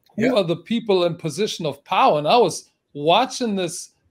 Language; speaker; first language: English; non-native, fluent; German